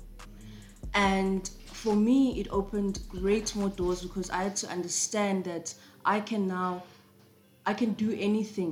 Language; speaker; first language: English; non-native, local second language; Zulu